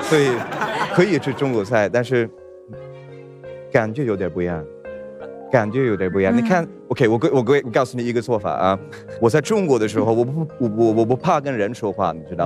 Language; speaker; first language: Chinese; non-native, fluent; Swedish